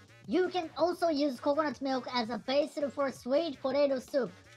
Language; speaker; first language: English; non-native, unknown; Japanese